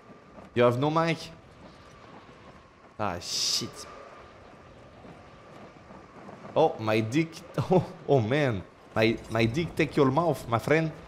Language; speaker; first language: English; non-native, learner; French